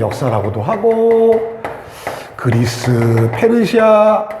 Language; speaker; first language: Korean; native; Korean